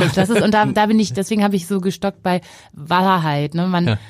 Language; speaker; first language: German; native; German